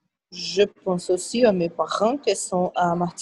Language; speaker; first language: French; non-native, learner; Portuguese